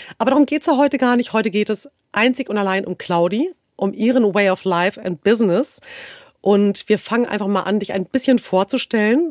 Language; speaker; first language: German; early bilingual, other home language; Kurdish